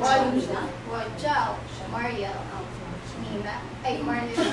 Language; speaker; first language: Chinese; non-native, learner; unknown